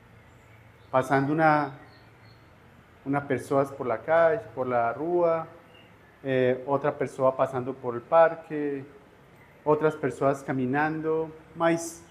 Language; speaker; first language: Portuguese; non-native, fluent; Spanish